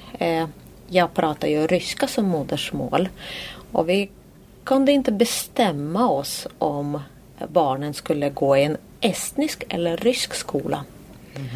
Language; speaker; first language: Swedish; non-native, fluent; Russian